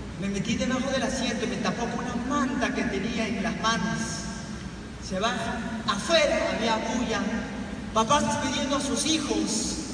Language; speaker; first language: Spanish; non-native, local second language; Quechua